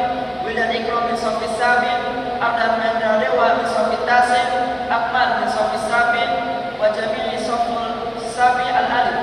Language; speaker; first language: Arabic; non-native, learner; Indonesian